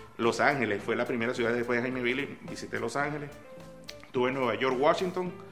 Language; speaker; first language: Spanish; native; Spanish